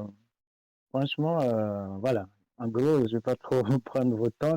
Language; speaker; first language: French; non-native, local second language; Comorian